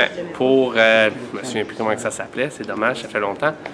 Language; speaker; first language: French; native; French